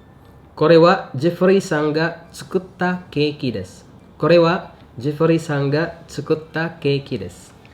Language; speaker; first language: Japanese; non-native, fluent; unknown